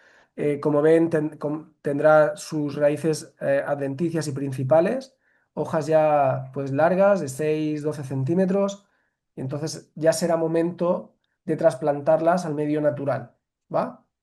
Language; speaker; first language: Spanish; native; Spanish